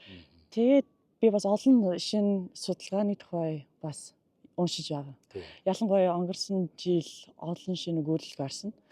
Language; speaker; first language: Mongolian; non-native, learner; English